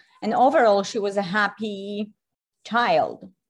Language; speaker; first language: English; non-native, fluent; Polish